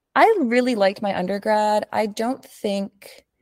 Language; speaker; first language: English; early bilingual, other home language; Spanish